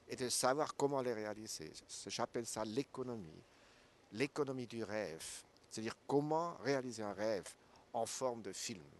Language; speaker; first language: French; non-native, local second language; German